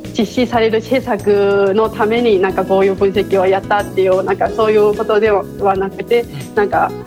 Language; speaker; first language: Japanese; non-native, fluent; Chinese